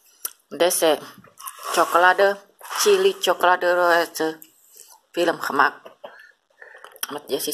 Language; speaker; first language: Dutch; non-native, learner; Indonesian